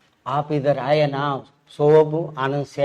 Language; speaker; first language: Hindi; non-native, local second language; Telugu